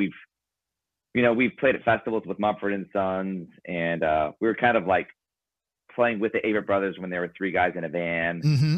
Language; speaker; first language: English; early bilingual, other home language; Ukrainian